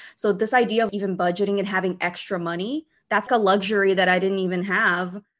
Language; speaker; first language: English; early bilingual, other home language; Portuguese